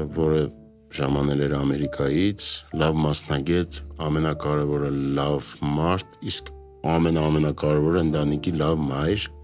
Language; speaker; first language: Armenian; native; Armenian